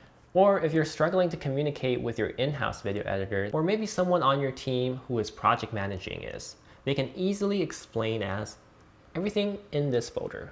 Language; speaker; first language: English; native; English